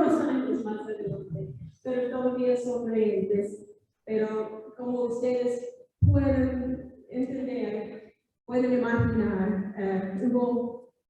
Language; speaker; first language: Spanish; non-native, fluent; English